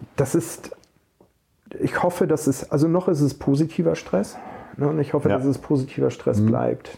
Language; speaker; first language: German; native; German